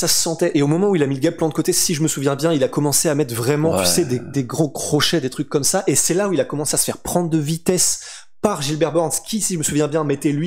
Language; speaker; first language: French; native; French